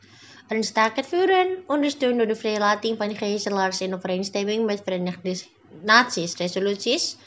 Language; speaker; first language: Dutch; non-native, fluent; Indonesian